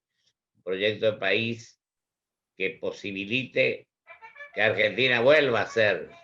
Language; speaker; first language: Spanish; native; Spanish